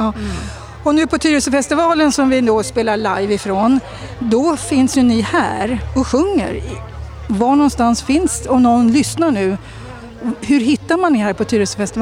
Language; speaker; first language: Swedish; native; Swedish